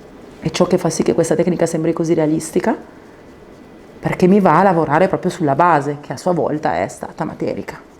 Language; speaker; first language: Italian; native; Italian